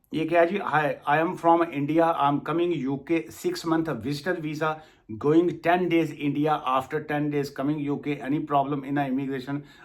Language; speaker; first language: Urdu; non-native, local second language; Punjabi